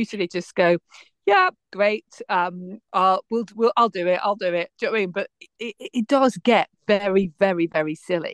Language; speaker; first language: English; native; English